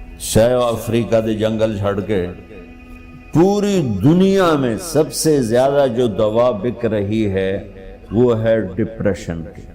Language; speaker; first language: Urdu; non-native, local second language; Punjabi